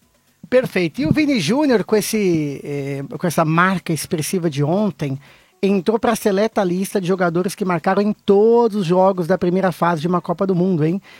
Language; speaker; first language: Portuguese; native; Portuguese